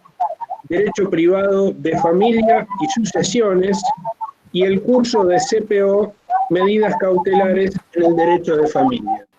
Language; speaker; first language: Spanish; native; Spanish